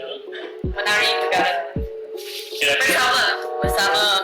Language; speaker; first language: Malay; non-native, local second language; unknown